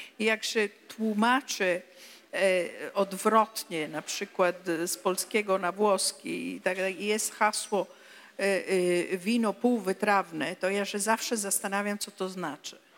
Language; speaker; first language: Polish; non-native, fluent; Italian